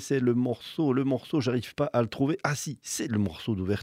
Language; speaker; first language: French; native; French